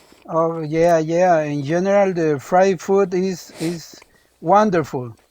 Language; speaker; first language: English; non-native, learner; Spanish